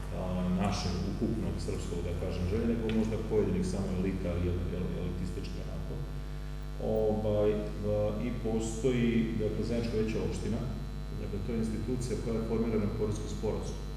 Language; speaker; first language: Serbian; native; Serbian